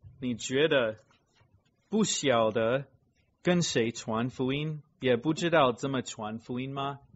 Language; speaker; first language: Chinese; non-native, fluent; English